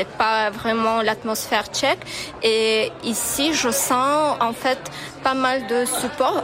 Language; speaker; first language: French; non-native, fluent; Ukrainian